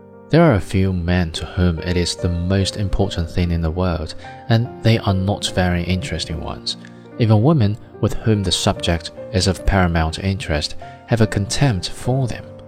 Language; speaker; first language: English; non-native, fluent; Chinese